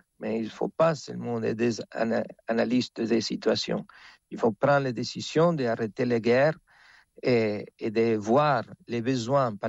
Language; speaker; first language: French; non-native, fluent; Spanish